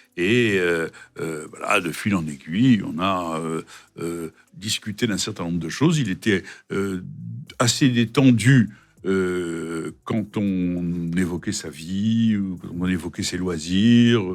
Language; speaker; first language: French; native; French